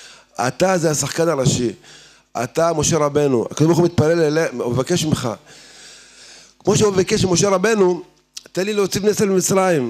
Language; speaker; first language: Hebrew; native; Hebrew